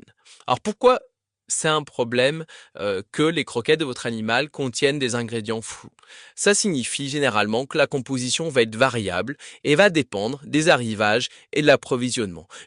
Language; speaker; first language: French; native; French